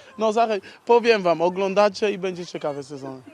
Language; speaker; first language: Polish; non-native, learner; Portuguese